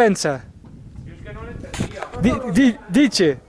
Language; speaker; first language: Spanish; non-native, learner; French